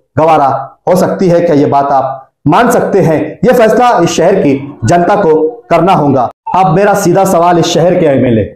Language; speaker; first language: Hindi; non-native, local second language; Urdu